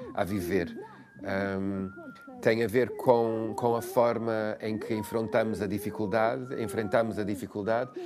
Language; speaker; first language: Portuguese; non-native, fluent; English